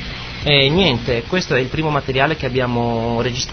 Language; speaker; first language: Italian; native; Italian